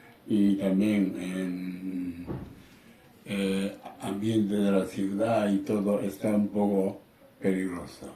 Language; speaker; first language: Spanish; non-native, learner; Japanese